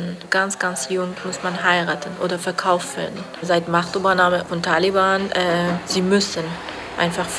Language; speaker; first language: German; non-native, fluent; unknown